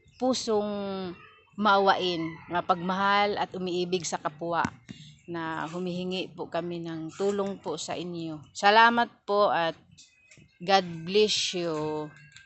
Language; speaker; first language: Filipino; native; Filipino